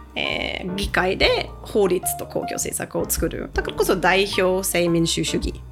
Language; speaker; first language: Japanese; non-native, fluent; English